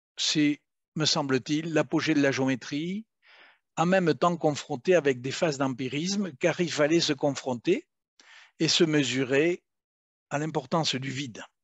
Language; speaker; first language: French; native; French